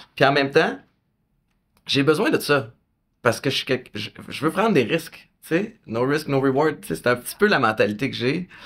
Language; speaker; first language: French; native; French